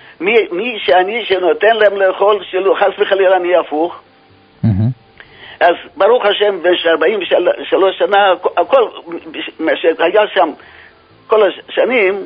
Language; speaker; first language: Hebrew; non-native, fluent; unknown